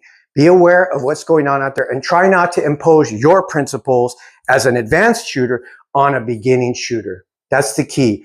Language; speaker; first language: English; native; English